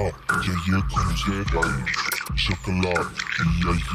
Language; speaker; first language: Russian; non-native, learner; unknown